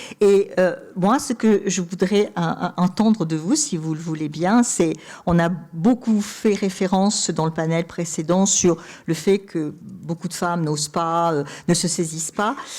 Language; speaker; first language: French; native; French